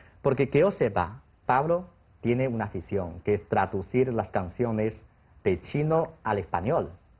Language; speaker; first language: Spanish; non-native, fluent; Chinese